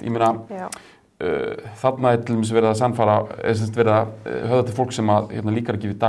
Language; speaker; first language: Icelandic; native; Icelandic